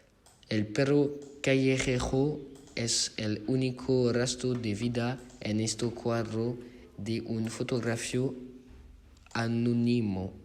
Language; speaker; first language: Spanish; non-native, learner; French